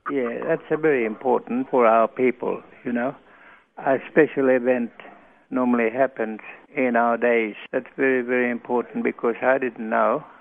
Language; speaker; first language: English; non-native, local second language; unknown